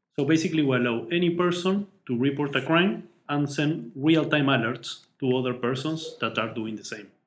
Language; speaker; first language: English; non-native, fluent; Spanish